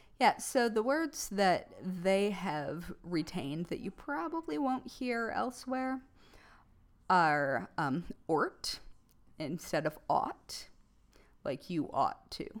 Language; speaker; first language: English; native; English